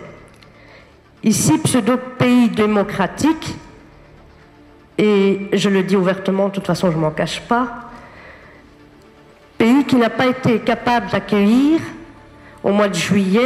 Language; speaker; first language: French; native; French